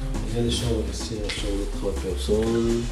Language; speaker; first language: French; non-native, local second language; Arabic